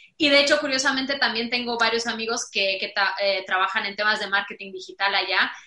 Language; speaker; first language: Spanish; non-native, fluent; Romanian